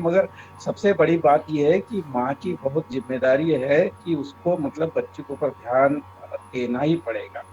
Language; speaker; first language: Hindi; native; Hindi